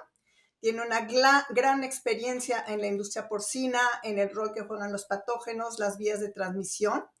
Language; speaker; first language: Spanish; native; Spanish